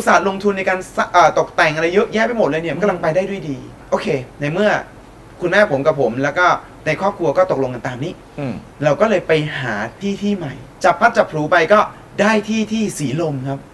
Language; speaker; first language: Thai; native; Thai